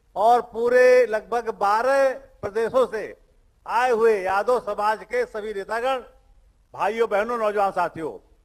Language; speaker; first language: Hindi; native; Hindi